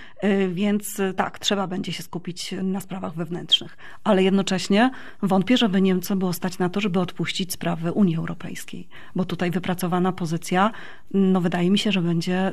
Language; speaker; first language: Polish; native; Polish